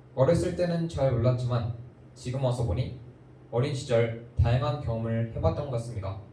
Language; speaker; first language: Korean; native; Korean